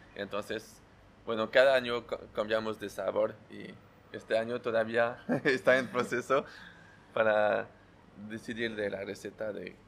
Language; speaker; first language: Spanish; non-native, fluent; French